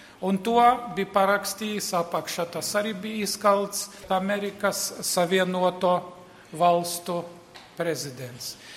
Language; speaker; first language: Latvian; native; Latvian